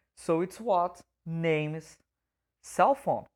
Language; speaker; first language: English; non-native, fluent; Portuguese